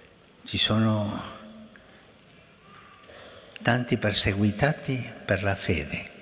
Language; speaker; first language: Italian; non-native, fluent; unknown